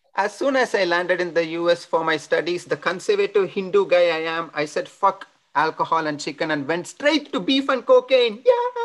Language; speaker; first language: English; non-native, local second language; Tamil